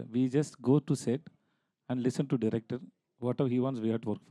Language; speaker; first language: Telugu; non-native, learner; Tamil